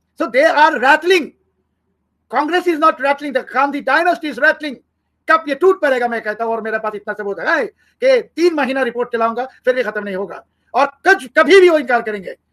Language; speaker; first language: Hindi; non-native, fluent; Bangla